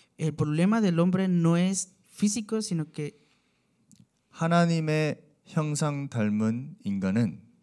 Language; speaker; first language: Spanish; non-native, learner; Korean